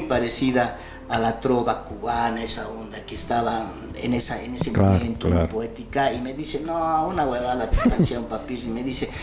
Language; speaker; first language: Spanish; native; Spanish